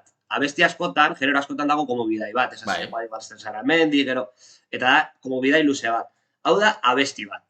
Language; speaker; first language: Basque; non-native, local second language; Spanish